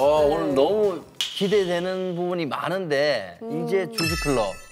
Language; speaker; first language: Korean; native; Korean